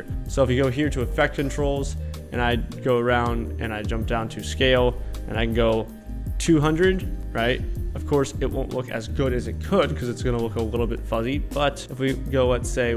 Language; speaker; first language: English; native; English